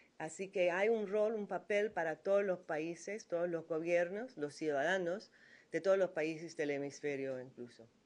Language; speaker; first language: Spanish; non-native, fluent; English